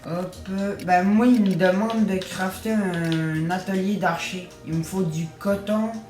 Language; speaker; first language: French; native; French